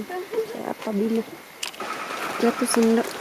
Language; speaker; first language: Indonesian; non-native, learner; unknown